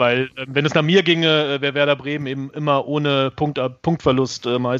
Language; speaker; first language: German; native; German